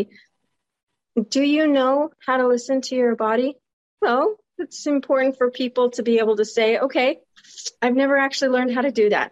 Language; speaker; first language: English; native; English